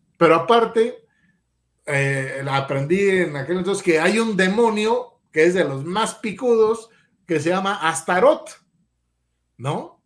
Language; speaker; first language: Spanish; native; Spanish